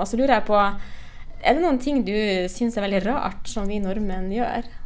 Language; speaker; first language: Norwegian; native; Norwegian